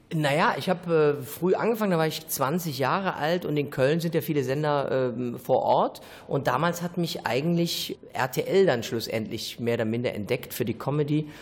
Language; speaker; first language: German; native; German